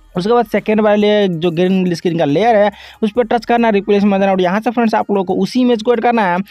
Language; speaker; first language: Hindi; native; Hindi